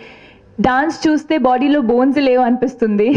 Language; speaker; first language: Telugu; non-native, fluent; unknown